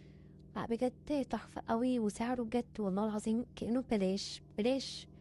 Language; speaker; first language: Arabic; native; Arabic